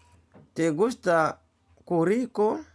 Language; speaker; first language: Spanish; non-native, learner; Haitian Creole